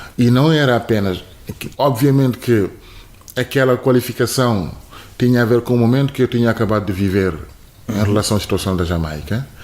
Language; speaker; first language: Portuguese; non-native, fluent; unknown